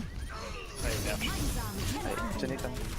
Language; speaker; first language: French; native; French